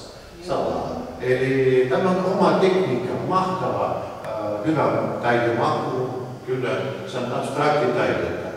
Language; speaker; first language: Finnish; non-native, learner; Russian